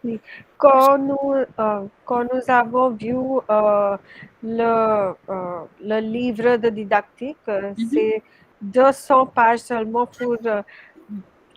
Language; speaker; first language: French; non-native, fluent; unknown